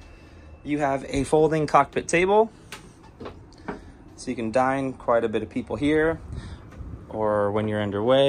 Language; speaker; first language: English; native; English